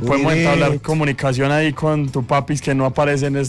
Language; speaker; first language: Spanish; native; Spanish